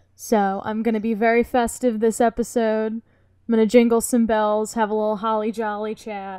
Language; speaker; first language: English; native; English